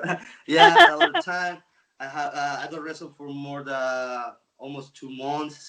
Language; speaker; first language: English; non-native, local second language; Spanish